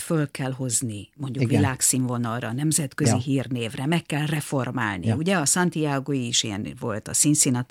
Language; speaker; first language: Hungarian; native; Hungarian